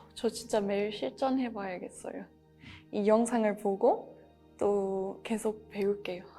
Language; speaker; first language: Korean; non-native, fluent; English